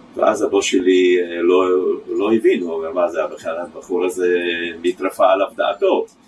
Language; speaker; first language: Hebrew; early bilingual, other home language; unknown